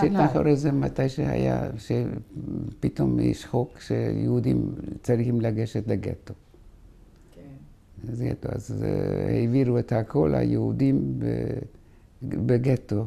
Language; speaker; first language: Hebrew; non-native, fluent; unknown